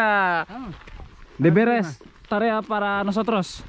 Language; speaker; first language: Spanish; non-native, learner; Indonesian